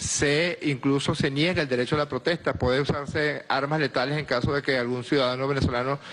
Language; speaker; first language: Spanish; native; Spanish